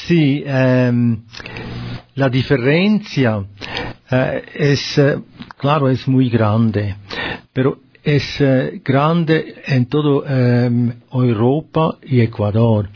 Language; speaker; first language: Spanish; non-native, learner; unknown